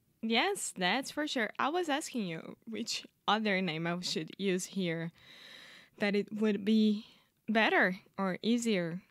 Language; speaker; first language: English; non-native, fluent; Portuguese